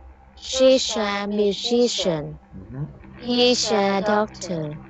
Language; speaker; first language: English; non-native, learner; Vietnamese